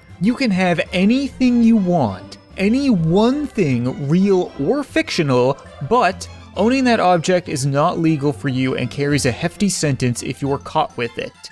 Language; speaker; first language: English; native; English